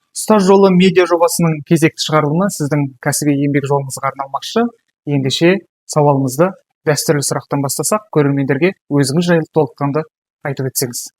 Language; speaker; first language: Kazakh; native; Kazakh